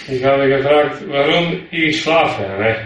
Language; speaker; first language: German; non-native, learner; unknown